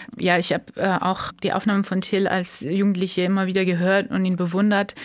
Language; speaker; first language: German; non-native, fluent; Georgian